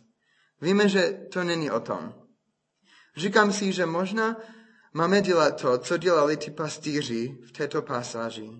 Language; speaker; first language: Czech; non-native, fluent; English